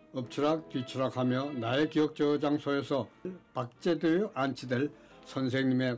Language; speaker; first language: Korean; native; Korean